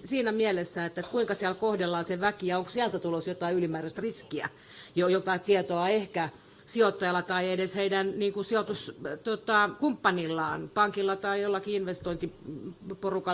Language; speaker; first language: Finnish; native; Finnish